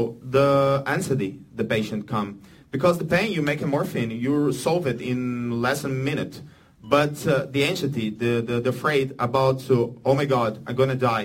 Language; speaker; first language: English; non-native, learner; Portuguese